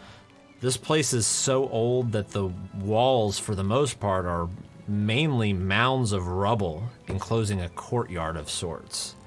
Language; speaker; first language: English; native; English